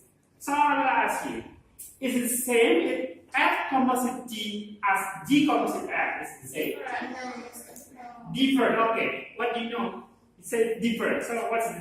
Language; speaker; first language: English; non-native, learner; Indonesian